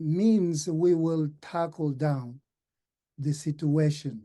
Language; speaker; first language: English; non-native, fluent; Portuguese